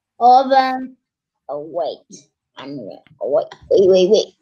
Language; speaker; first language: English; non-native, learner; Turkish